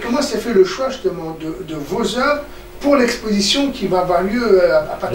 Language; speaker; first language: French; native; French